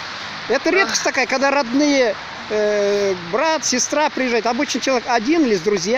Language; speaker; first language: Russian; native; Russian